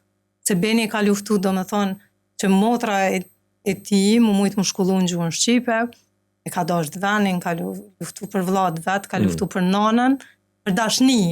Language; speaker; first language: Albanian; native; Albanian